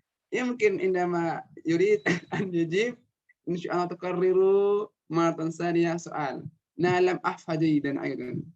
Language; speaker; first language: Arabic; non-native, fluent; Indonesian